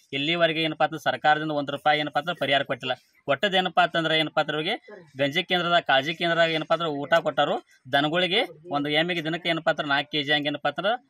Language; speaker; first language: Kannada; native; Kannada